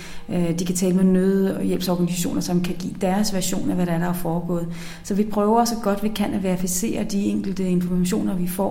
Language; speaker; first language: Danish; native; Danish